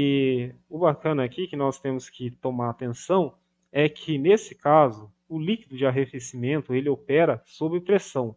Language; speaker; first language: Portuguese; native; Portuguese